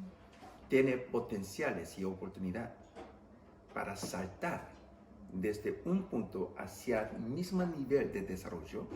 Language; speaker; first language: Spanish; non-native, fluent; English